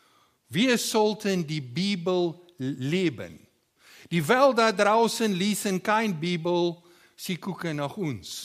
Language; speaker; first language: German; non-native, learner; Afrikaans